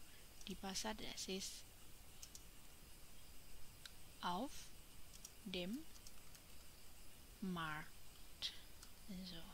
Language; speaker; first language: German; non-native, fluent; Indonesian